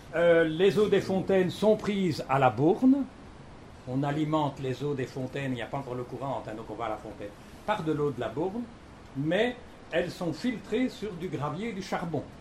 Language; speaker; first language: French; native; French